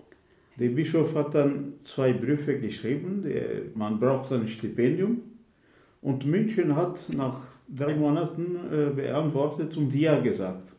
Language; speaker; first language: German; non-native, fluent; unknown